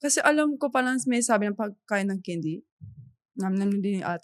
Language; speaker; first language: Filipino; non-native, learner; Japanese